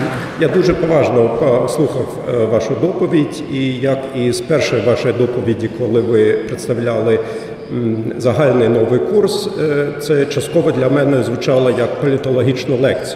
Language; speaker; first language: Ukrainian; non-native, fluent; German